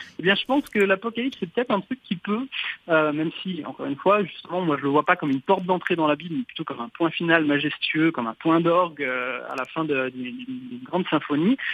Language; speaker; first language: French; native; French